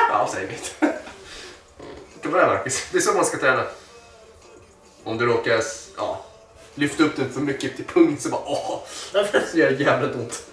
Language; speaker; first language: Swedish; native; Swedish